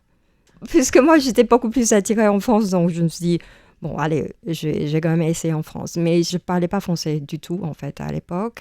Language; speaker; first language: French; non-native, fluent; Chinese